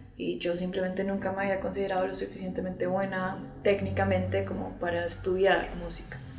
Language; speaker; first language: Spanish; early bilingual, other home language; English